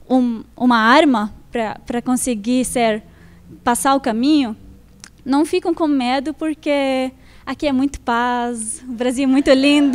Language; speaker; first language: Portuguese; non-native, fluent; Arabic